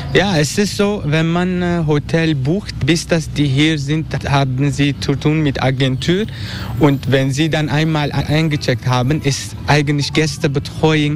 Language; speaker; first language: German; non-native, learner; Dutch